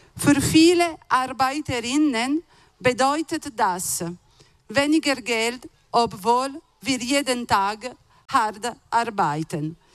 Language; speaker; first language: German; non-native, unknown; Italian